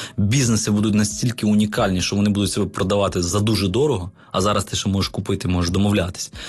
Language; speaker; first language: Ukrainian; native; Ukrainian